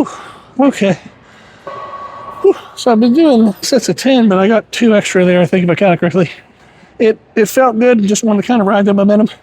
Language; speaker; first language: English; native; English